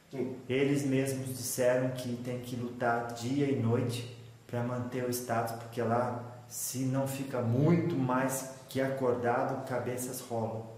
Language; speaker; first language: Portuguese; native; Portuguese